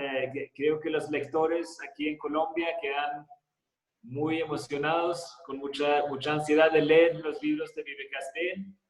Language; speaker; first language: Spanish; non-native, fluent; Swedish